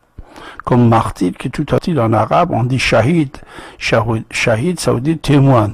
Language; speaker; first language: French; non-native, fluent; Persian